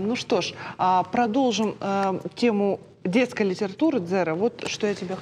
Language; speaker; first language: Russian; native; Russian